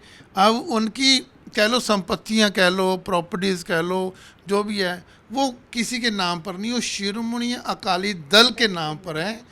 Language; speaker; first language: Hindi; non-native, local second language; Punjabi